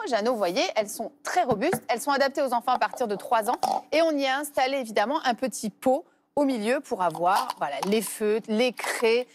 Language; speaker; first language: French; native; French